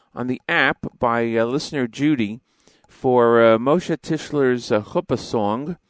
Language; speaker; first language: English; native; English